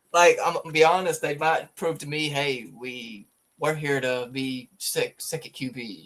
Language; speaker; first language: English; native; English